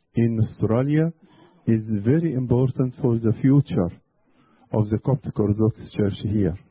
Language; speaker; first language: English; non-native, fluent; Arabic